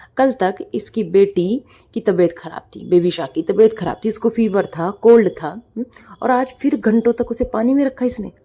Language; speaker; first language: Hindi; native; Hindi